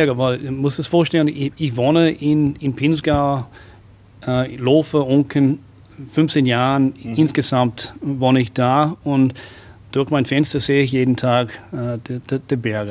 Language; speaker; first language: German; non-native, fluent; English